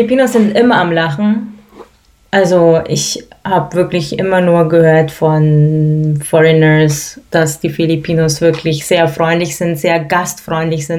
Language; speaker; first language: German; early bilingual, other home language; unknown